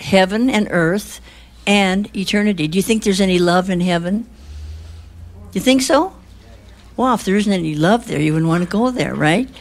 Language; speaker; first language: English; early bilingual, other home language; Chinese